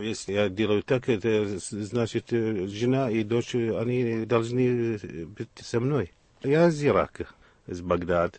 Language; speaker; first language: Russian; non-native, learner; Arabic